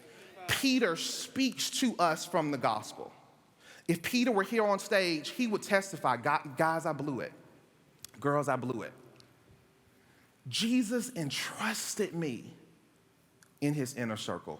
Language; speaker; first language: English; native; English